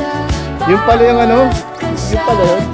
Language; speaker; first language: Filipino; native; Filipino